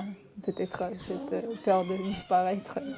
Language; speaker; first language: French; non-native, fluent; Chechen